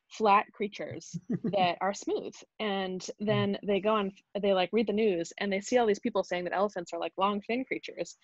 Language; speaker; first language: English; native; English